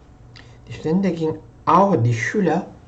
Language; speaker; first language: German; non-native, fluent; Spanish